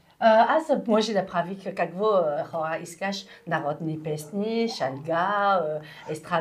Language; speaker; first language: Bulgarian; non-native, learner; French